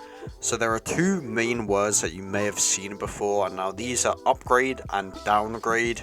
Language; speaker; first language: English; native; English